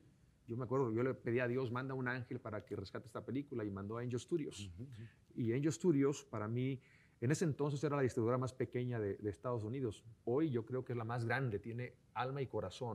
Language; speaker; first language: Spanish; native; Spanish